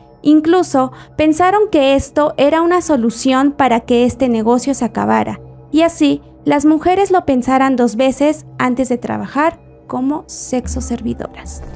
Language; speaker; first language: Spanish; native; Spanish